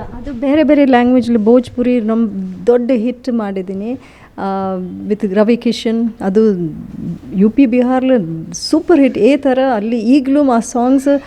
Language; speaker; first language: Kannada; non-native, fluent; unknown